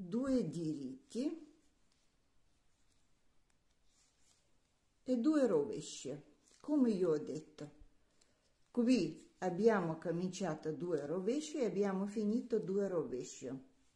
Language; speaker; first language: Italian; non-native, learner; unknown